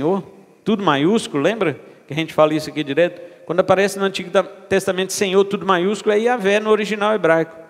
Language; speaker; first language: Portuguese; native; Portuguese